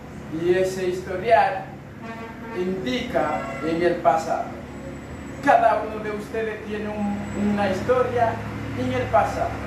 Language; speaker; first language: Spanish; non-native, fluent; Haitian Creole